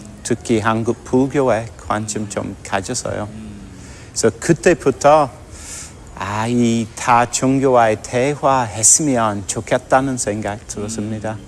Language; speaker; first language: Korean; non-native, fluent; English